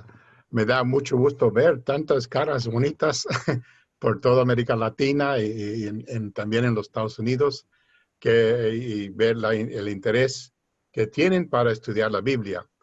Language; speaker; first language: Spanish; early bilingual, heritage; Spanish